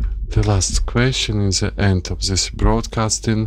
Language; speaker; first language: English; non-native, fluent; Ukrainian